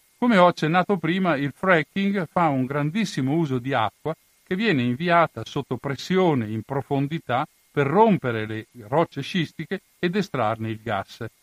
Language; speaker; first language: Italian; native; Italian